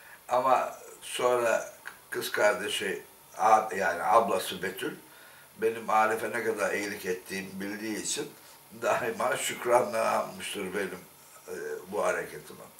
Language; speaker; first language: Turkish; native; Turkish